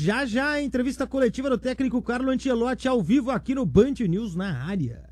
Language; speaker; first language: Portuguese; native; Portuguese